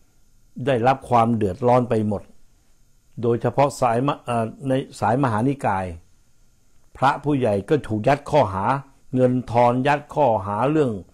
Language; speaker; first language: Thai; native; Thai